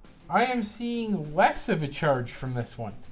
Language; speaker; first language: English; native; English